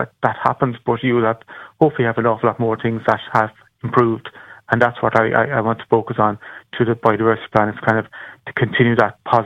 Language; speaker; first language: English; native; English